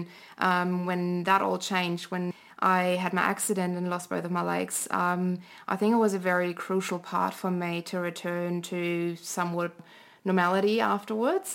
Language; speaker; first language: English; non-native, fluent; German